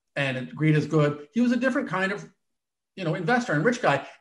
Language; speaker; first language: English; native; English